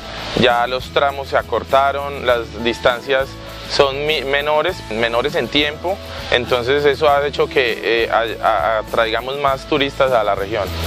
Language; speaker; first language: Spanish; native; Spanish